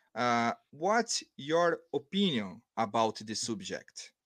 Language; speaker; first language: English; non-native, learner; Portuguese